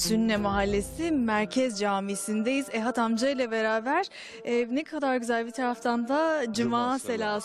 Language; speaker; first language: Turkish; native; Turkish